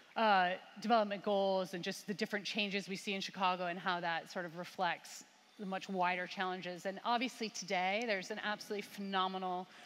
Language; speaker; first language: English; native; English